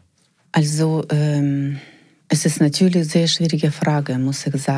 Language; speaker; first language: German; non-native, fluent; Ukrainian